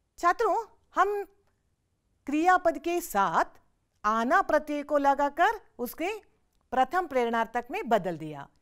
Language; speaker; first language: Hindi; non-native, local second language; Kannada